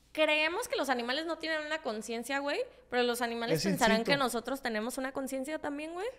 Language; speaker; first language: Spanish; native; Spanish